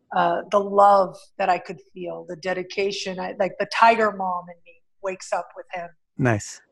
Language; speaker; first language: English; native; English